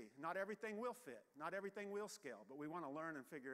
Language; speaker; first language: English; native; English